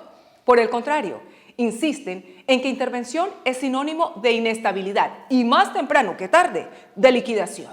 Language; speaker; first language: Spanish; native; Spanish